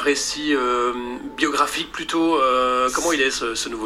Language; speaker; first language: French; native; French